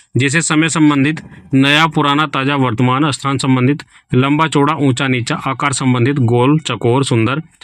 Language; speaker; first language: Hindi; native; Hindi